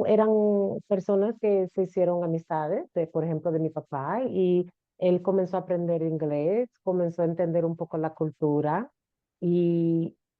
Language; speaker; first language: Spanish; early bilingual, heritage; Spanish